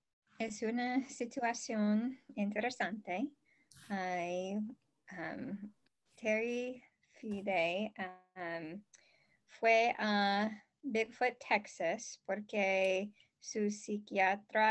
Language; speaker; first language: Spanish; non-native, learner; English